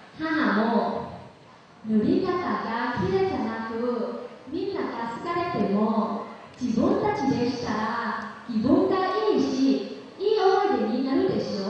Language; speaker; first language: Japanese; non-native, learner; Lao